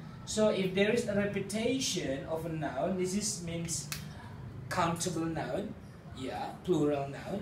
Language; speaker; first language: English; non-native, fluent; Indonesian